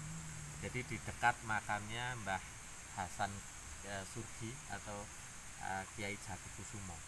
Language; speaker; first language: Indonesian; native; Indonesian